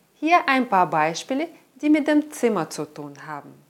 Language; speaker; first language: German; non-native, fluent; Russian